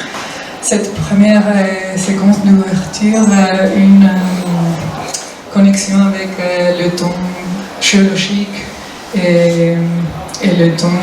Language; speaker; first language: French; non-native, fluent; Spanish